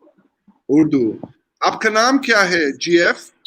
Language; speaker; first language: Hindi; non-native, learner; English